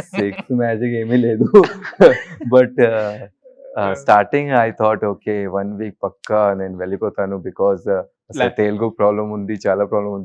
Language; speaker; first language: Telugu; non-native, learner; Hindi